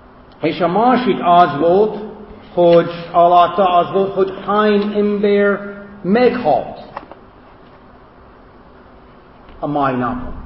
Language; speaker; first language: Hungarian; non-native, fluent; English